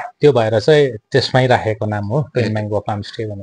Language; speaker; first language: Nepali; native; Nepali